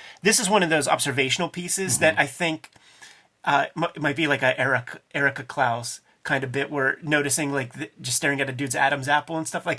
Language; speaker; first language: English; native; English